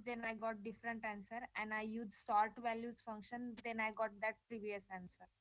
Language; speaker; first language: English; non-native, learner; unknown